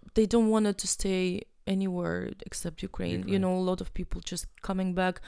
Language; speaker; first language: English; non-native, learner; Ukrainian